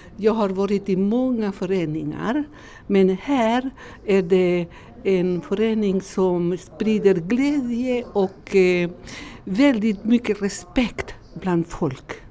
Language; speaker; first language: Swedish; non-native, fluent; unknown